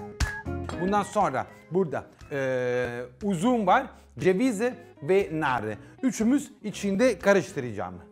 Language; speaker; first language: Turkish; non-native, fluent; Italian